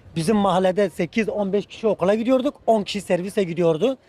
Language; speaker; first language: Turkish; native; Turkish